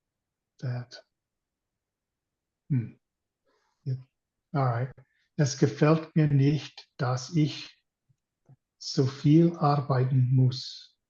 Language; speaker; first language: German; non-native, learner; English